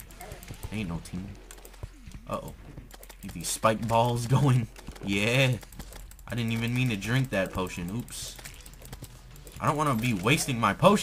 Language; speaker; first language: English; native; English